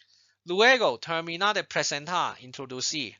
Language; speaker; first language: Spanish; non-native, fluent; Chinese